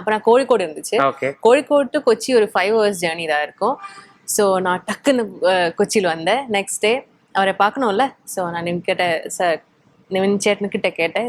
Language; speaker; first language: Tamil; non-native, learner; Malayalam